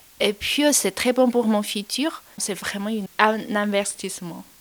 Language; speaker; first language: French; non-native, learner; Chinese